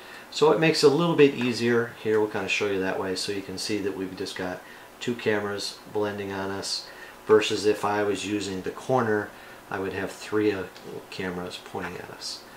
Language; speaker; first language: English; native; English